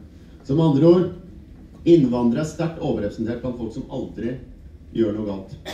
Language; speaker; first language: Norwegian; native; Norwegian